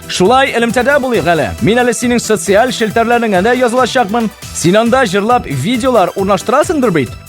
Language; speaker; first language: Tatar; early bilingual, heritage; Tatar